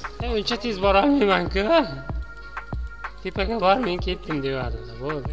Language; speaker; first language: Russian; non-native, local second language; Kazakh